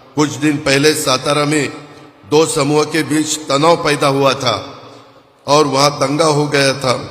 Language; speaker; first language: Hindi; non-native, local second language; Marathi